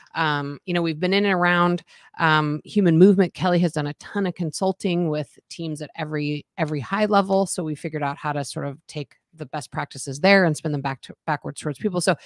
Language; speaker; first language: English; native; English